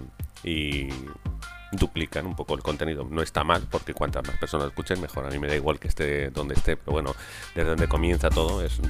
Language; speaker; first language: Spanish; native; Spanish